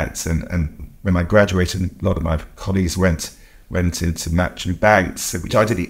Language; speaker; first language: English; native; English